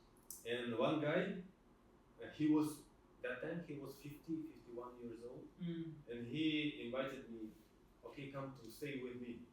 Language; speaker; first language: English; non-native, fluent; Russian